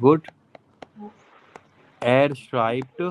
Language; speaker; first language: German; non-native, fluent; Hindi